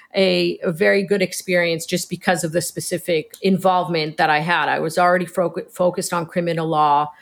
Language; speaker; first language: English; early bilingual, other home language; Hebrew